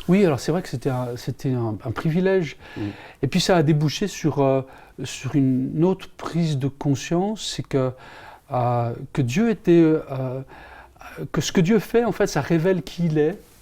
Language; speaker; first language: French; native; French